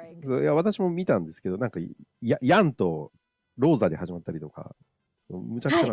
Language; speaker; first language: Japanese; native; Japanese